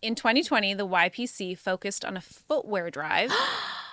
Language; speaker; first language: English; native; English